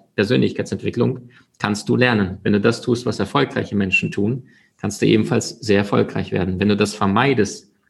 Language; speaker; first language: German; early bilingual, other home language; Russian